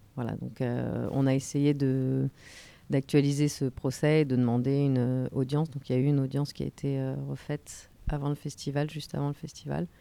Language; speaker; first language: French; native; French